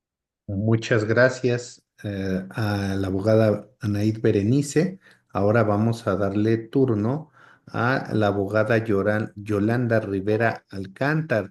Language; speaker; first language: Spanish; native; Spanish